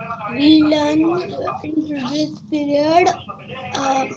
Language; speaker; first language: English; non-native, learner; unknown